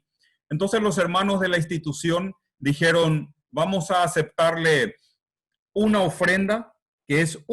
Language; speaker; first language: Spanish; native; Spanish